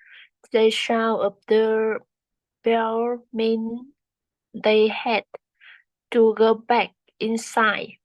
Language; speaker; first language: English; non-native, learner; Vietnamese